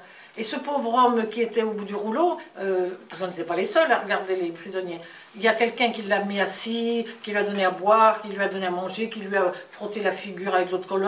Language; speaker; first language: French; native; French